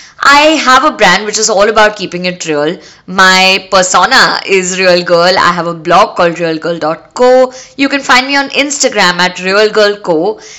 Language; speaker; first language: English; non-native, local second language; Hindi